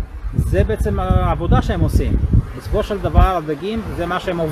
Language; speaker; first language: Hebrew; non-native, fluent; Russian